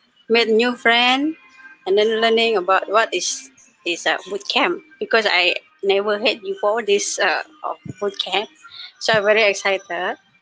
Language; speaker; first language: English; non-native, learner; Indonesian